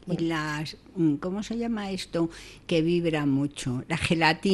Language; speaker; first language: Spanish; native; Spanish